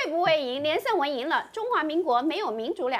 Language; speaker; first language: Chinese; native; Chinese